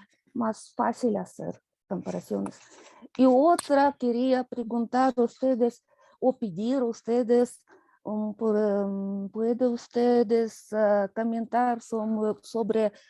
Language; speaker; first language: Spanish; non-native, learner; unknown